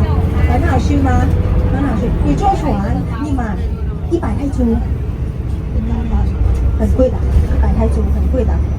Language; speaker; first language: Chinese; non-native, learner; Thai